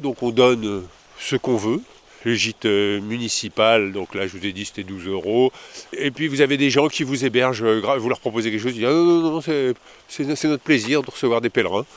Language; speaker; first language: French; native; French